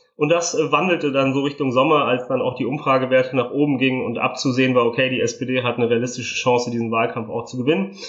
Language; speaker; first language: German; early bilingual, other home language; Italian